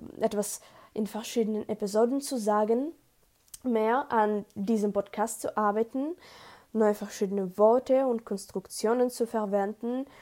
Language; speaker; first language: German; non-native, learner; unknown